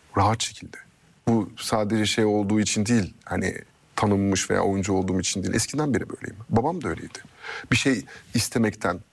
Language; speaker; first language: Turkish; early bilingual, heritage; Turkish